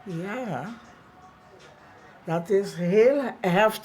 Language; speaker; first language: Dutch; non-native, local second language; Papiamento